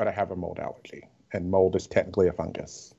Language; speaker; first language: English; native; English